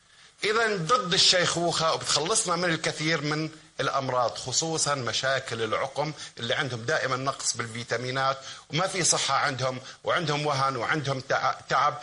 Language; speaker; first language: Arabic; native; Arabic